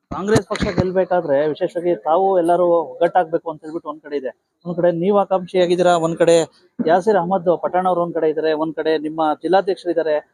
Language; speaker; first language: Kannada; native; Kannada